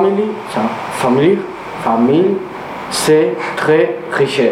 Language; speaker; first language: French; non-native, learner; Spanish